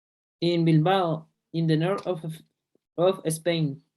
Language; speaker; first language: English; non-native, learner; Spanish